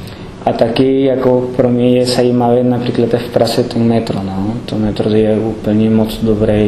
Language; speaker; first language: Czech; non-native, learner; Spanish